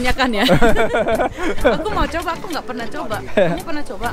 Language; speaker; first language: Indonesian; early bilingual, heritage; German